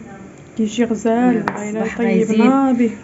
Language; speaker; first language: Arabic; native; Arabic